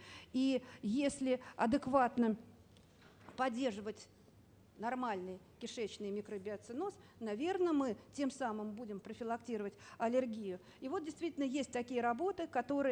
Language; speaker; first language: Russian; native; Russian